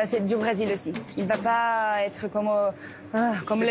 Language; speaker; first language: French; non-native, learner; Portuguese